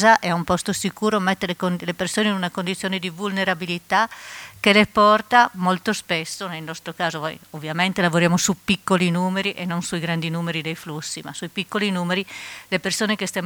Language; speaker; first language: Italian; native; Italian